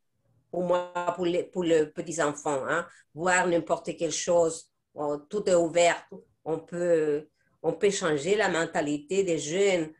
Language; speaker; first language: French; non-native, fluent; Spanish